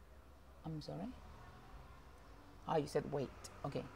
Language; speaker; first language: English; non-native, fluent; Spanish